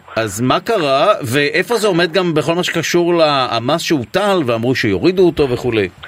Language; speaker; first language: Hebrew; native; Hebrew